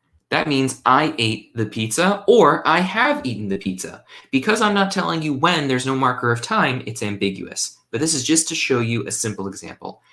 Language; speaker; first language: English; native; English